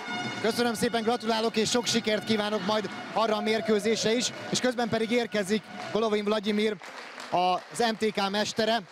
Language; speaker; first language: Hungarian; native; Hungarian